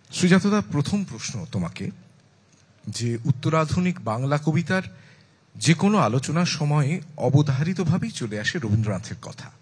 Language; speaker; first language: Bangla; native; Bangla